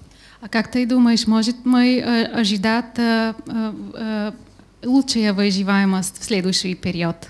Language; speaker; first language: Russian; non-native, learner; Bulgarian